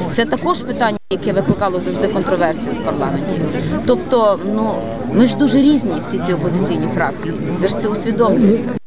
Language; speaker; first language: Ukrainian; native; Ukrainian